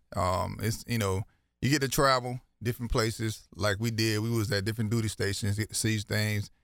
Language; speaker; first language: English; native; English